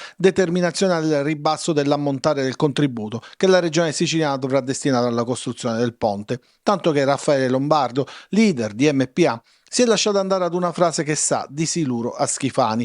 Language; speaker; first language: Italian; native; Italian